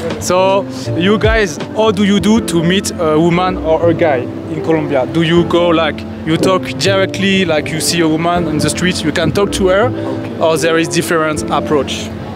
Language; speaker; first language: English; non-native, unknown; French